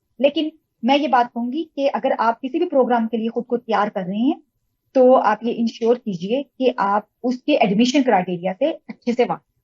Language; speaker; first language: Urdu; native; Urdu